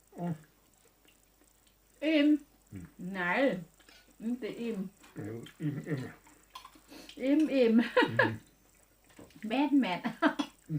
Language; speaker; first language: Swedish; non-native, learner; Thai